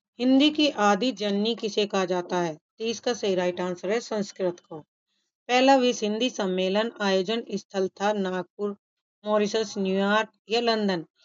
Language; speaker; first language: Hindi; native; Hindi